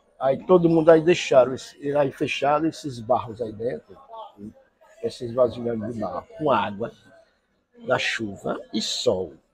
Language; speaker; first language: Portuguese; native; Portuguese